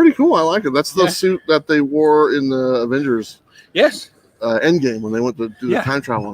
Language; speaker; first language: English; native; English